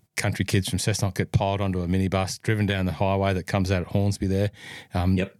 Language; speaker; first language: English; native; English